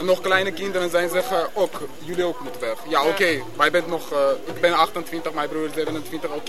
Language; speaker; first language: Dutch; non-native, learner; Armenian